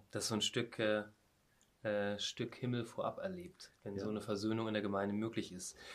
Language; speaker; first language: German; native; German